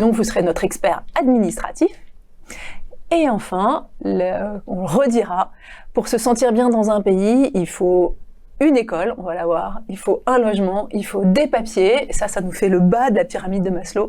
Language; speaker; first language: French; native; French